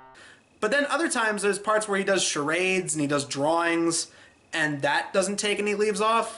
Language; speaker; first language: English; native; English